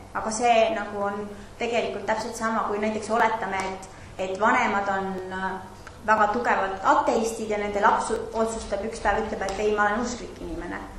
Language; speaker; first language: Estonian; non-native, fluent; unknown